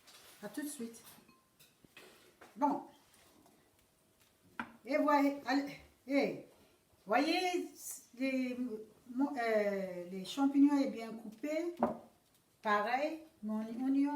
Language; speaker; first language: French; non-native, fluent; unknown